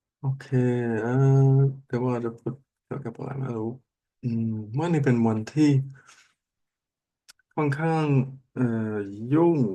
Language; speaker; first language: Thai; non-native, learner; English